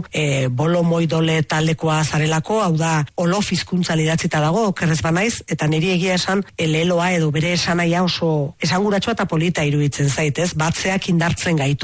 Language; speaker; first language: Basque; native; Basque